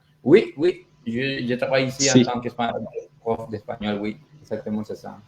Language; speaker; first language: French; non-native, fluent; Spanish